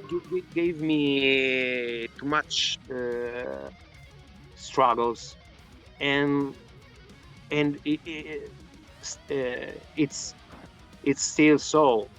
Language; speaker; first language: English; non-native, fluent; Italian